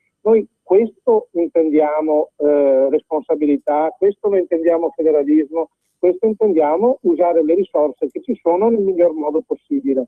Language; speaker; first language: Italian; native; Italian